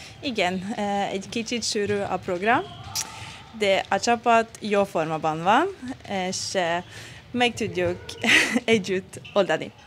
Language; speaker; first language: Hungarian; non-native, learner; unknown